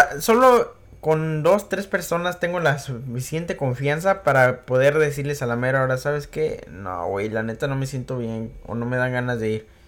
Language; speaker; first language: Spanish; early bilingual, heritage; Spanish